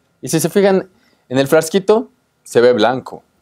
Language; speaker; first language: Spanish; native; Spanish